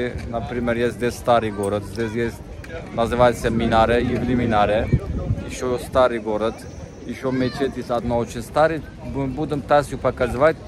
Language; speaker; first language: Russian; non-native, learner; Turkish